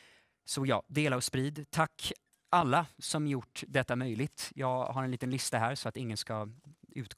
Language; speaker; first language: Swedish; native; Swedish